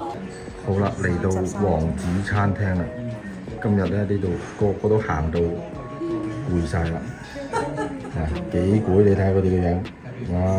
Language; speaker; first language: Chinese; native; Chinese